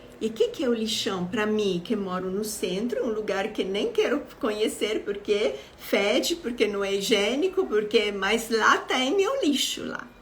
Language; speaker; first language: Portuguese; non-native, fluent; Italian